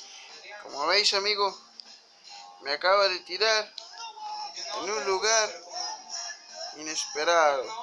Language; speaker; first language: Spanish; native; Spanish